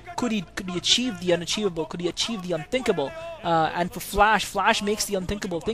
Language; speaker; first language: English; native; English